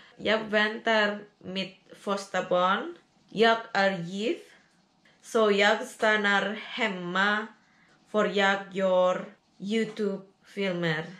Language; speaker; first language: Swedish; non-native, learner; Indonesian